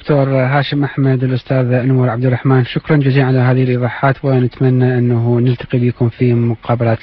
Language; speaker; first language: Arabic; native; Arabic